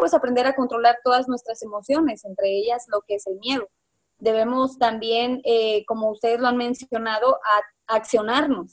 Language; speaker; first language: Spanish; native; Spanish